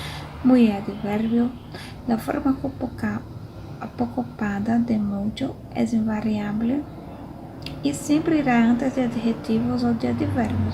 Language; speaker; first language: Spanish; non-native, fluent; Portuguese